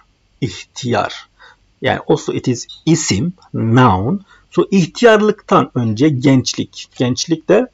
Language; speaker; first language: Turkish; non-native, fluent; Arabic